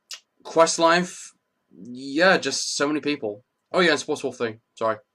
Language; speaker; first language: English; native; English